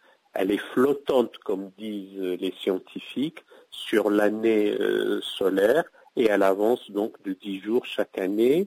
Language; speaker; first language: French; non-native, local second language; Arabic